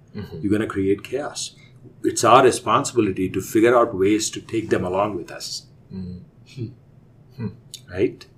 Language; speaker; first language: English; non-native, local second language; Telugu